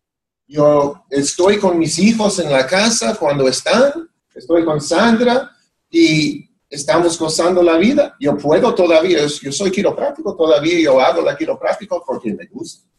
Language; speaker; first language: Spanish; non-native, fluent; English